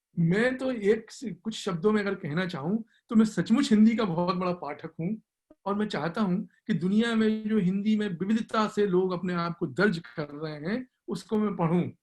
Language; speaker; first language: Hindi; native; Hindi